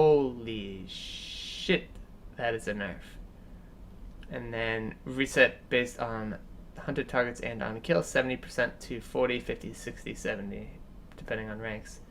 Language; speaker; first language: English; native; English